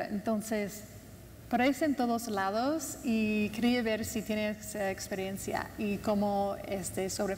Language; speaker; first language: Spanish; non-native, fluent; English